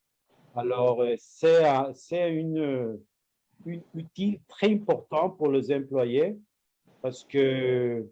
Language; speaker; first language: French; non-native, learner; Spanish